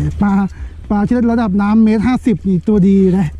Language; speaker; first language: Thai; non-native, local second language; Northeastern Thai